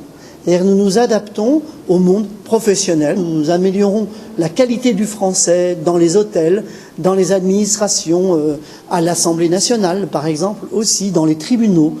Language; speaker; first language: French; native; French